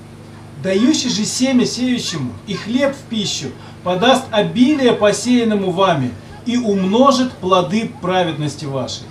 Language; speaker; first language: Russian; native; Russian